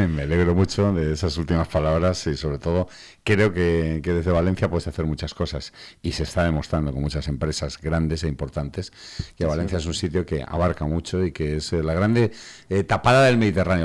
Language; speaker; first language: Spanish; native; Spanish